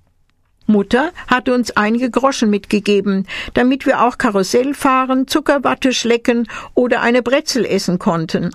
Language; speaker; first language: German; native; German